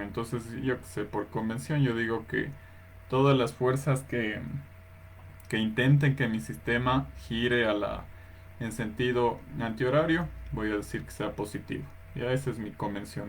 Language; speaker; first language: Spanish; native; Spanish